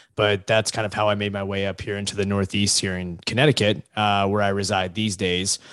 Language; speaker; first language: English; native; English